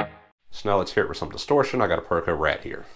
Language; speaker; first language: English; native; English